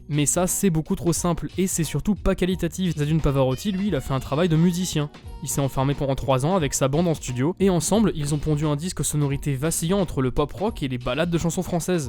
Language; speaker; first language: French; native; French